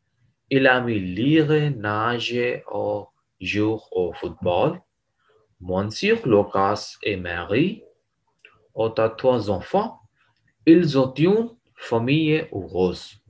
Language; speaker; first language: French; non-native, learner; Urdu